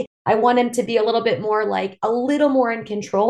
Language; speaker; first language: English; native; English